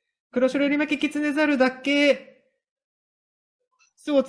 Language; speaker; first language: Japanese; native; Japanese